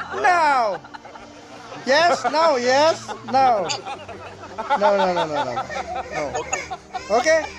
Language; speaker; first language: English; non-native, learner; Sundanese